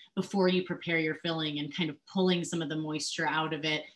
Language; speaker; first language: English; native; English